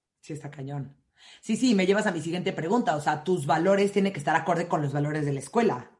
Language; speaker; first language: Spanish; native; Spanish